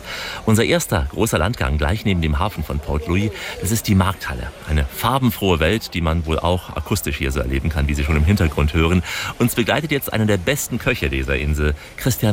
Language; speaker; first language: German; native; German